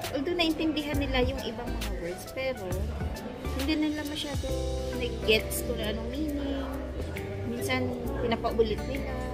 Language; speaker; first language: Filipino; non-native, local second language; Hiligaynon